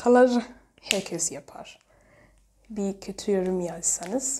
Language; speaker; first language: Turkish; non-native, learner; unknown